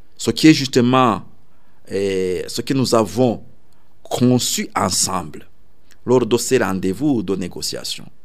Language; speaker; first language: French; non-native, local second language; Rundi